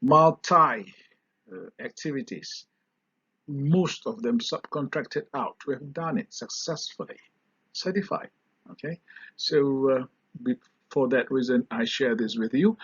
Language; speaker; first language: English; non-native, local second language; Malay